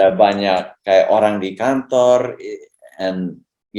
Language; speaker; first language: Indonesian; early bilingual, heritage; English